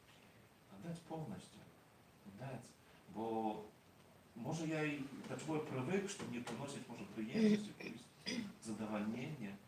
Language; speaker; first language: Polish; non-native, learner; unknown